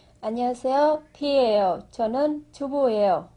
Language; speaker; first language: Korean; non-native, learner; Vietnamese